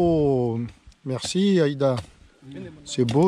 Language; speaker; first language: French; native; French